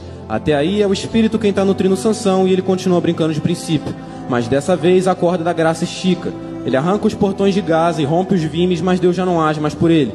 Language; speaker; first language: Portuguese; native; Portuguese